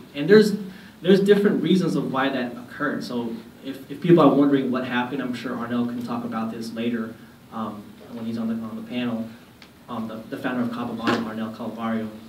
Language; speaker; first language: English; native; English